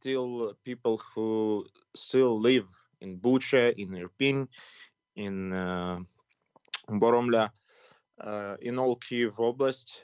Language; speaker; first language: English; non-native, fluent; Ukrainian